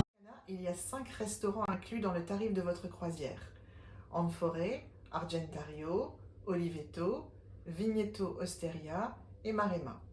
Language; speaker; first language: French; native; French